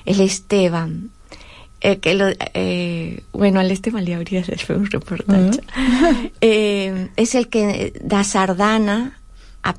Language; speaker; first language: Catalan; non-native, learner; Spanish